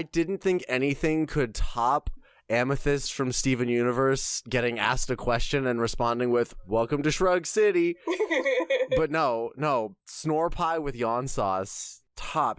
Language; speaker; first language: English; native; English